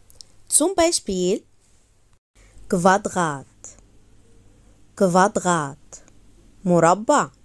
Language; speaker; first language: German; non-native, fluent; Arabic